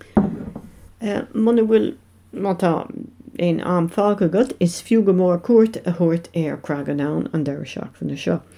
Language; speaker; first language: Irish; non-native, local second language; English